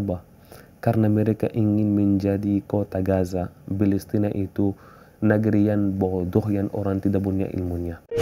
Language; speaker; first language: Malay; non-native, fluent; Arabic